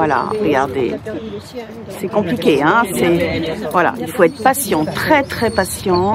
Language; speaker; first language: French; native; French